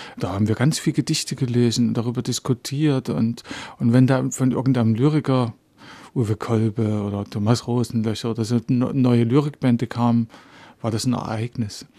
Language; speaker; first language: German; native; German